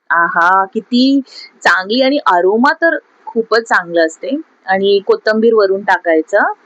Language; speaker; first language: Marathi; non-native, local second language; Urdu